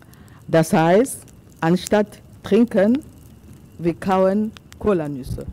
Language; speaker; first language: German; non-native, fluent; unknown